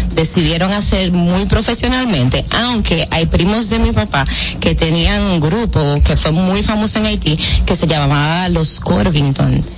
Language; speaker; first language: Spanish; early bilingual, heritage; Spanish